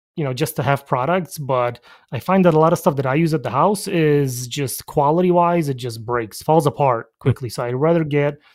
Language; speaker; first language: English; early bilingual, other home language; Polish